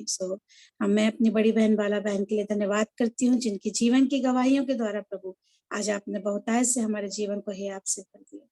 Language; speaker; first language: Hindi; native; Hindi